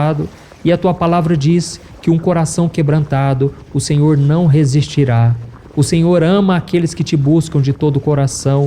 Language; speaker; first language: Portuguese; native; Portuguese